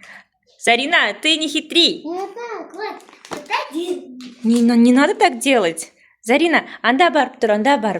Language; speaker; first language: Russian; non-native, local second language; Kazakh